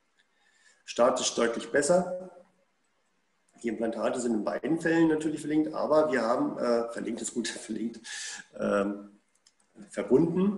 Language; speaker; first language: German; native; German